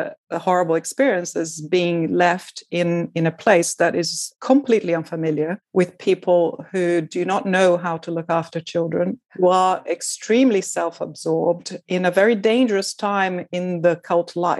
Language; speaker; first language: English; non-native, fluent; Portuguese